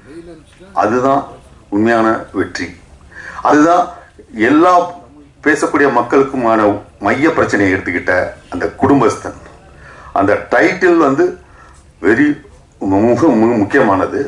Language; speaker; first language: Tamil; native; Tamil